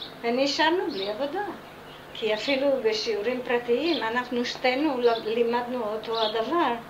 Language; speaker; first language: Hebrew; non-native, fluent; Italian